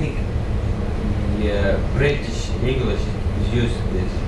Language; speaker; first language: English; non-native, learner; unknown